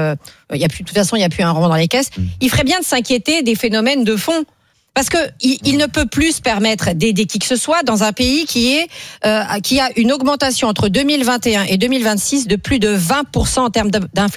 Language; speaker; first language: French; native; French